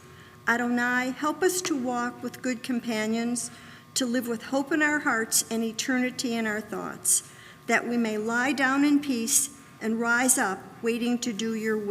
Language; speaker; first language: English; native; English